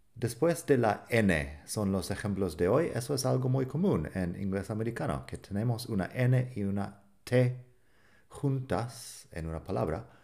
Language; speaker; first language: Spanish; non-native, fluent; English